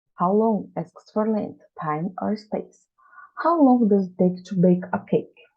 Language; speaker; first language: English; non-native, fluent; Portuguese